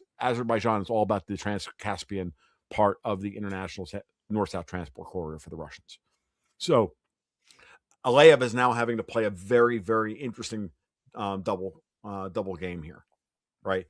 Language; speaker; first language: English; native; English